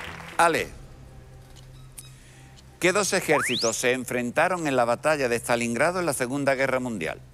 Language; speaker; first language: Spanish; native; Spanish